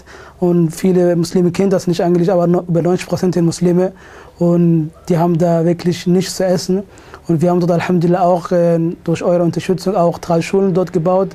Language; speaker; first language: German; early bilingual, other home language; Somali